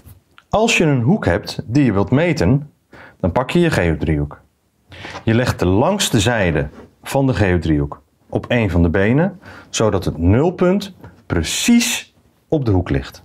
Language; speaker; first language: Dutch; native; Dutch